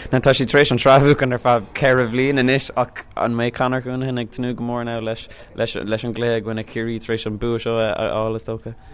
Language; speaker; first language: Irish; non-native, local second language; English